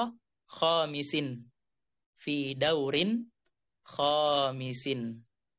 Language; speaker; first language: Arabic; non-native, fluent; Indonesian